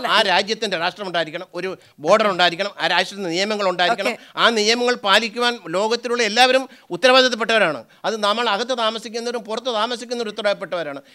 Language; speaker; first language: Malayalam; native; Malayalam